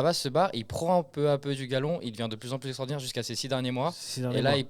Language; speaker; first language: French; native; French